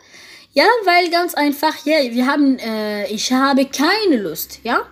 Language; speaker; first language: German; non-native, fluent; French